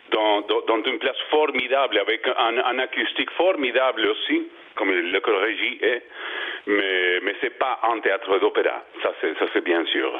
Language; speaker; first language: French; non-native, learner; Spanish